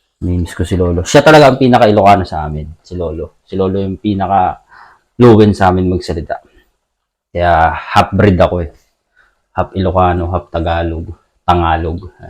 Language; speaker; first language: Filipino; native; Filipino